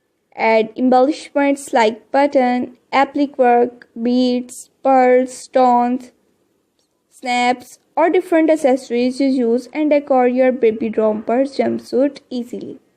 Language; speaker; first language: English; non-native, learner; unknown